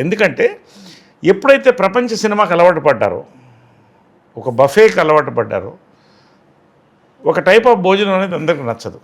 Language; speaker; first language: Telugu; native; Telugu